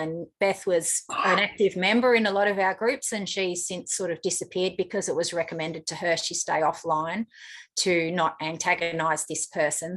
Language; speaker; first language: English; native; English